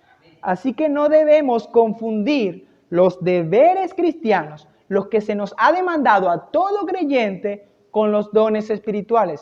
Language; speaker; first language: Spanish; native; Spanish